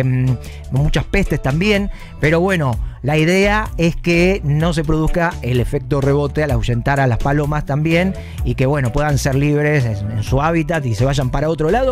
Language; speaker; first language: Spanish; native; Spanish